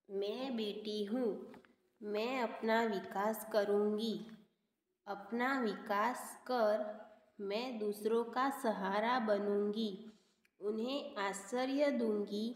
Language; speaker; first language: Hindi; non-native, local second language; Gujarati